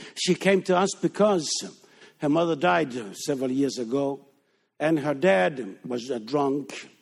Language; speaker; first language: English; non-native, fluent; Danish